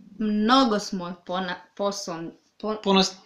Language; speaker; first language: Serbian; non-native, learner; Swahili